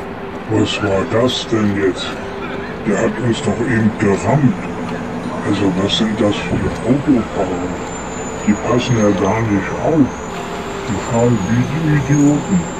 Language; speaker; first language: German; native; German